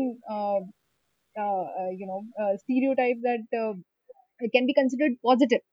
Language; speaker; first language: English; non-native, local second language; Hindi